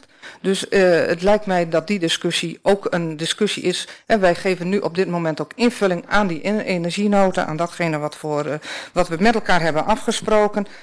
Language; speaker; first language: Dutch; native; Dutch